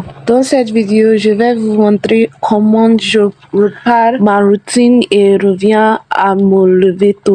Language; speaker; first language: French; non-native, learner; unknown